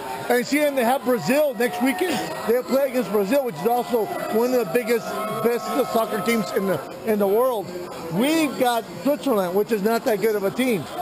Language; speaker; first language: English; early bilingual, other home language; Spanish